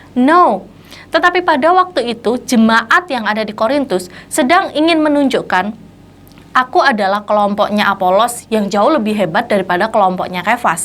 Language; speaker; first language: Indonesian; native; Indonesian